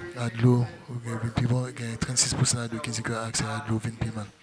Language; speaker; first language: Haitian Creole; non-native, fluent; English